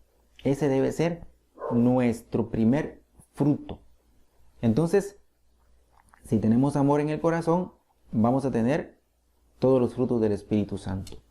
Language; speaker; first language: Spanish; native; Spanish